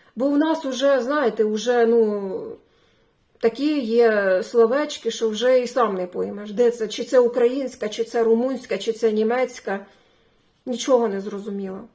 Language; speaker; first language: Ukrainian; non-native, local second language; Russian